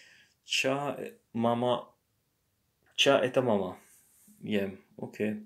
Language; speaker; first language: Russian; non-native, learner; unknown